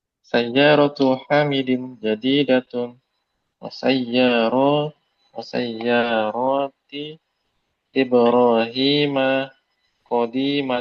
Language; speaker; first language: Arabic; non-native, learner; Indonesian